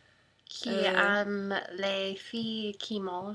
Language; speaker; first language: French; non-native, learner; English